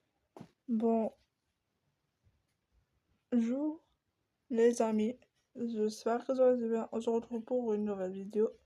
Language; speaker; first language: French; native; French